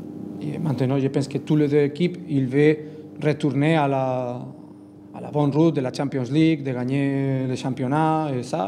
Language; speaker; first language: French; non-native, learner; Spanish